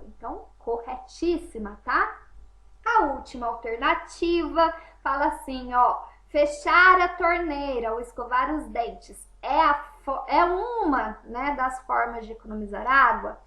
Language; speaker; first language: Portuguese; native; Portuguese